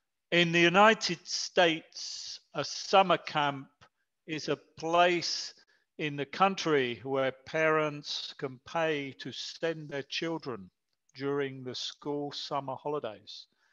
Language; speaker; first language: English; native; English